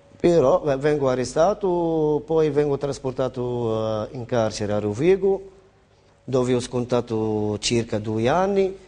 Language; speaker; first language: Italian; non-native, fluent; Arabic